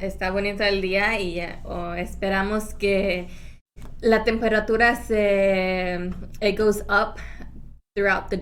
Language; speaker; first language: Spanish; early bilingual, heritage; Spanish